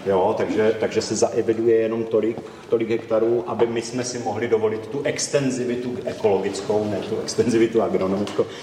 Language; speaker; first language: Czech; native; Czech